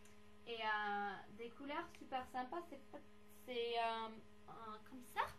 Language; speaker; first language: French; non-native, fluent; English